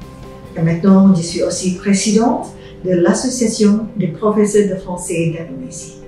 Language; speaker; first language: French; non-native, fluent; Indonesian